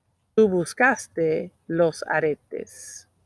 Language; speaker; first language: Spanish; non-native, fluent; English